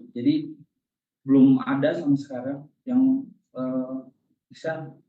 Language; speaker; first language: Indonesian; native; Indonesian